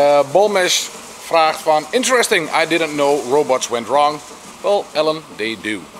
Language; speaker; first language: English; non-native, fluent; Dutch